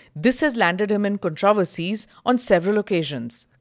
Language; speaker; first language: English; non-native, local second language; Hindi